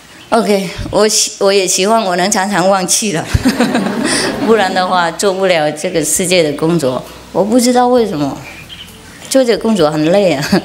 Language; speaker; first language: Chinese; non-native, fluent; Vietnamese